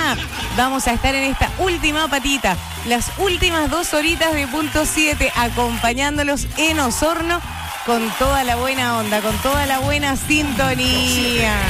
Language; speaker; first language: Spanish; native; Spanish